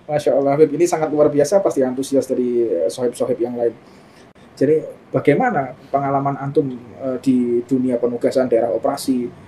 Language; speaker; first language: Indonesian; native; Indonesian